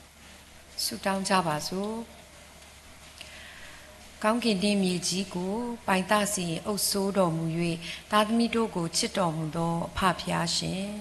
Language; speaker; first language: Burmese; non-native, local second language; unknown